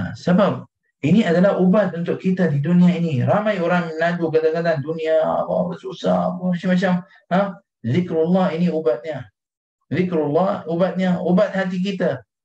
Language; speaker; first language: Malay; non-native, fluent; Arabic